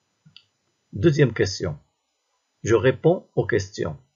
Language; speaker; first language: French; non-native, local second language; Arabic